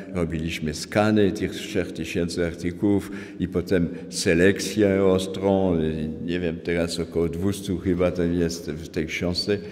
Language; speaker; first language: Polish; non-native, fluent; French